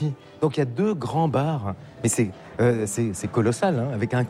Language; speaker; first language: French; native; French